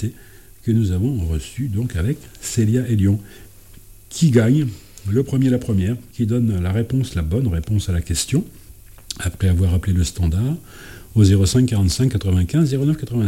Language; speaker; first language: French; native; French